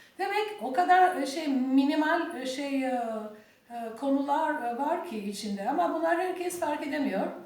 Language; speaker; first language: Turkish; non-native, learner; Albanian